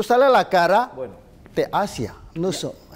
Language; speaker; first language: Spanish; non-native, learner; Chinese